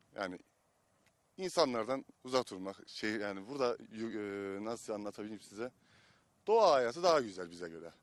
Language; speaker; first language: Turkish; native; Turkish